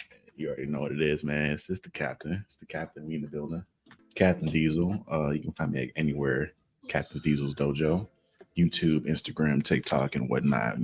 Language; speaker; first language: English; native; English